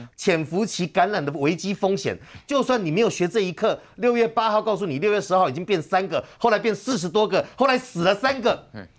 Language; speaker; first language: Chinese; native; Chinese